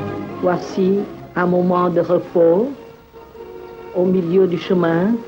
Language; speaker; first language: French; non-native, local second language; Khmer